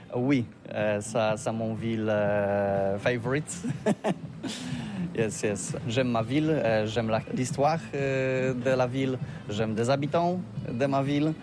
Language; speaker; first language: French; non-native, learner; Polish